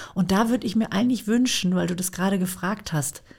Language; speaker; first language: German; native; German